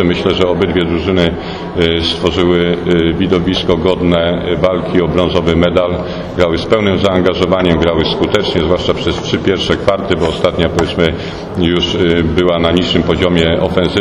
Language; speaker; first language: Polish; native; Polish